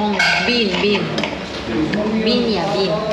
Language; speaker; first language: Korean; non-native, learner; Turkish